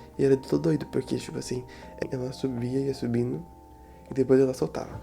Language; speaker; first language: Portuguese; native; Portuguese